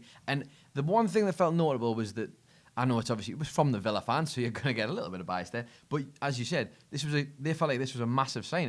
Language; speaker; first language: English; native; English